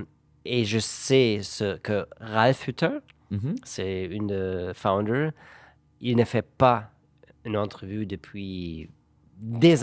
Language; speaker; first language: French; non-native, fluent; German